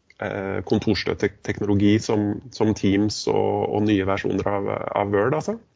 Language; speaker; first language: Norwegian; native; Norwegian